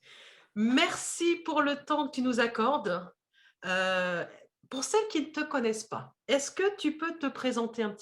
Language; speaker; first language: French; native; French